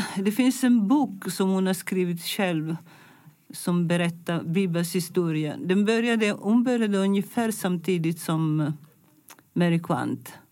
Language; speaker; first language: Swedish; non-native, fluent; Italian